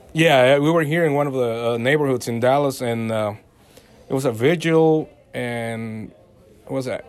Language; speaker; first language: English; non-native, fluent; Spanish